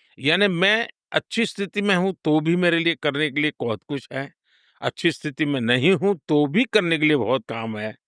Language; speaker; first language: Hindi; non-native, local second language; Gujarati